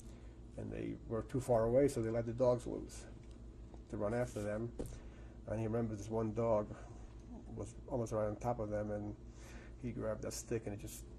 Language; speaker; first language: English; early bilingual, other home language; Yiddish